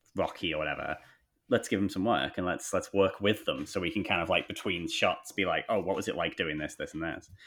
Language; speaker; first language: English; native; English